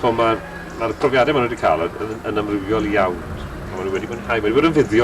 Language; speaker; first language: Welsh; native; Welsh